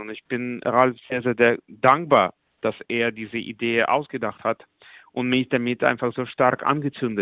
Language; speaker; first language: German; non-native, fluent; Russian